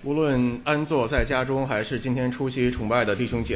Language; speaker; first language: Chinese; non-native, local second language; Cantonese